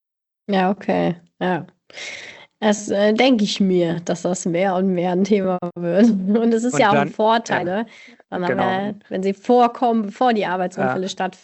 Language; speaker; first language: German; native; German